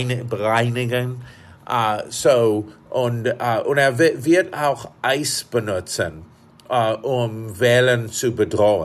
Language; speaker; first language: German; non-native, fluent; English